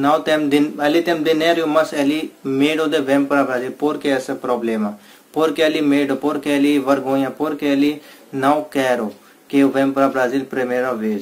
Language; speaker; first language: Portuguese; non-native, learner; Hindi